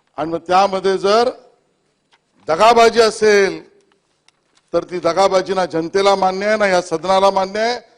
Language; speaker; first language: Marathi; native; Marathi